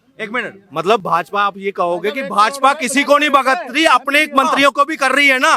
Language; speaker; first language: Hindi; native; Hindi